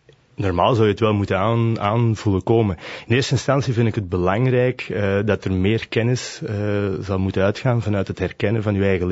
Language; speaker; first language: Dutch; native; Dutch